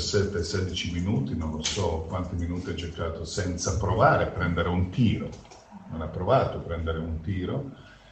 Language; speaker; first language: Italian; non-native, fluent; Croatian